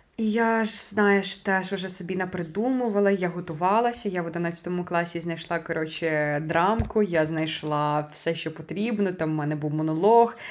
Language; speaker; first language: Ukrainian; native; Ukrainian